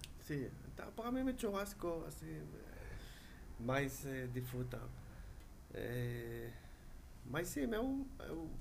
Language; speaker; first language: Portuguese; non-native, learner; Hebrew